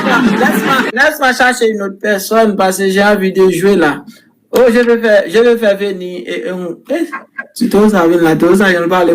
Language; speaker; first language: French; non-native, local second language; Haitian Creole